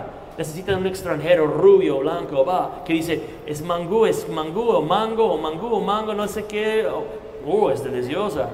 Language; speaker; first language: Spanish; non-native, fluent; English